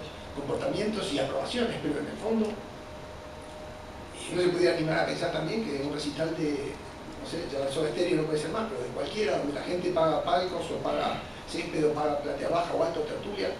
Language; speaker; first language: Spanish; native; Spanish